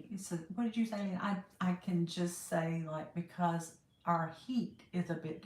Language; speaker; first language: English; native; English